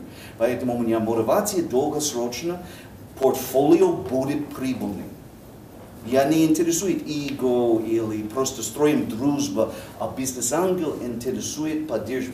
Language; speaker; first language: Russian; non-native, learner; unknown